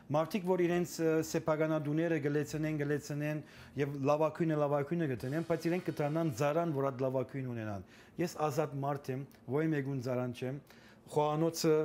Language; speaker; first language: Armenian; early bilingual, heritage; Armenian